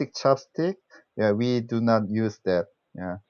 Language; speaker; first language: English; non-native, learner; Korean